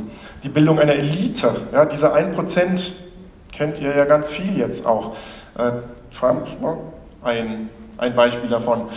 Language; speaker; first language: German; native; German